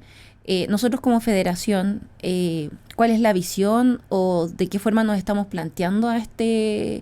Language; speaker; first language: Spanish; native; Spanish